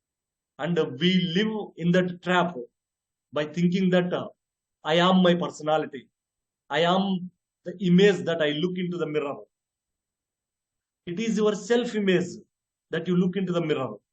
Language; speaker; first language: English; non-native, local second language; Telugu